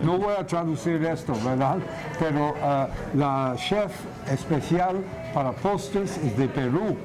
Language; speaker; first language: Spanish; non-native, fluent; English